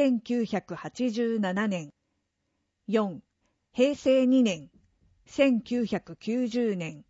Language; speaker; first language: Japanese; native; Japanese